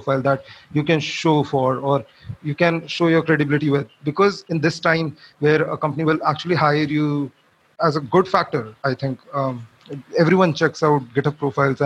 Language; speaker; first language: English; non-native, local second language; Hindi